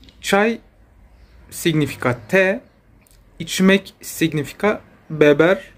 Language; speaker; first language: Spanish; non-native, fluent; Turkish